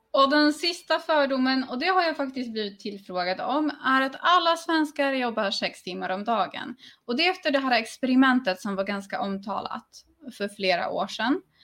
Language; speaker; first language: Swedish; early bilingual, other home language; Polish